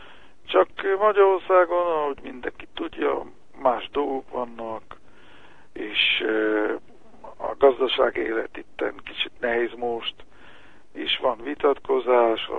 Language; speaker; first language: Hungarian; early bilingual, heritage; Hebrew